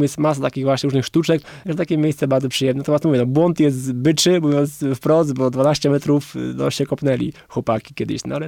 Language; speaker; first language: Polish; native; Polish